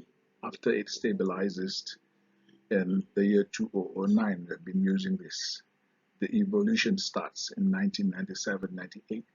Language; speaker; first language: English; non-native, local second language; Malay